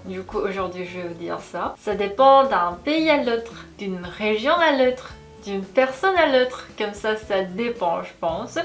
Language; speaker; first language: French; non-native, fluent; Korean